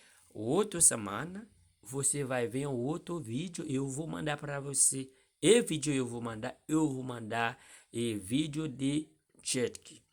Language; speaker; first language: Portuguese; non-native, learner; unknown